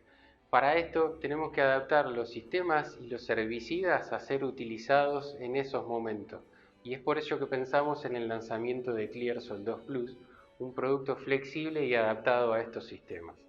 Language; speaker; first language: Spanish; native; Spanish